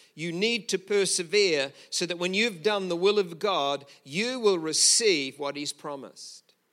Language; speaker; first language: English; native; English